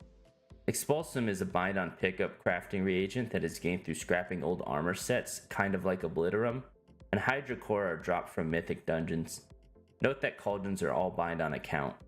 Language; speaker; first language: English; native; English